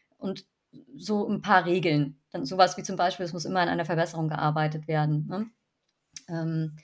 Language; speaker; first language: German; native; German